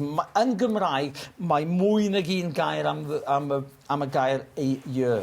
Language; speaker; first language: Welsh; non-native, fluent; English